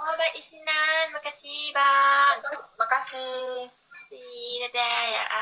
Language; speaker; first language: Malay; non-native, learner; Vietnamese